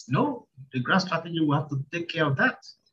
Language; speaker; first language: English; non-native, local second language; Yoruba